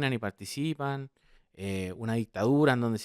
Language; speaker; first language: Spanish; native; Spanish